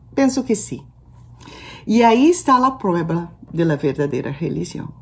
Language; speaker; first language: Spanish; non-native, learner; Portuguese